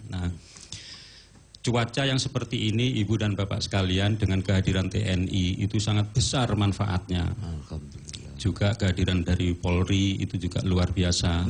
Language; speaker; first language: Indonesian; non-native, local second language; Javanese